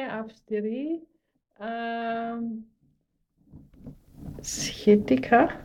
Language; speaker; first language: Greek; non-native, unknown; German